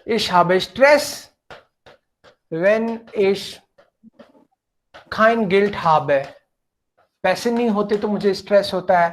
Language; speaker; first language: German; non-native, fluent; Hindi